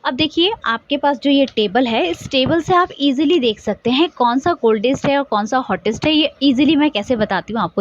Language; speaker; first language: Hindi; native; Hindi